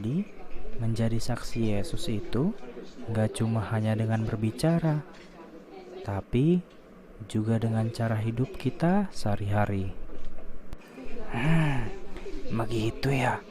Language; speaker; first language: Indonesian; native; Indonesian